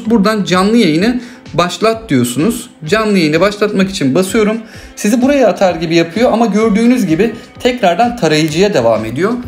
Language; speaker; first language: Turkish; native; Turkish